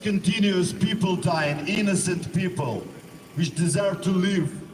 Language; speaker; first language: English; non-native, learner; Ukrainian